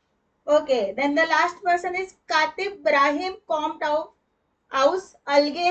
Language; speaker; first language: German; non-native, fluent; Hindi